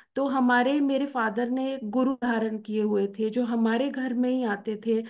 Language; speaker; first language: Hindi; native; Hindi